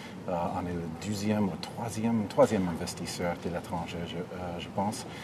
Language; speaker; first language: French; non-native, fluent; English